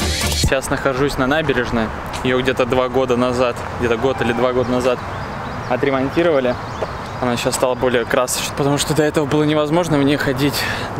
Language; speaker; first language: Russian; native; Russian